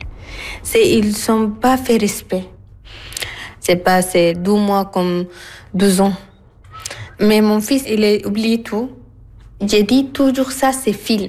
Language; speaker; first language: French; non-native, learner; Arabic